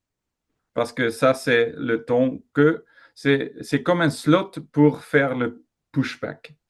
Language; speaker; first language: French; non-native, fluent; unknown